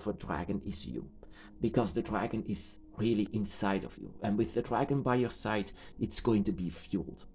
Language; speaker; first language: English; non-native, fluent; Dutch